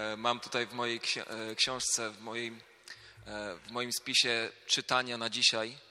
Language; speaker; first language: Polish; native; Polish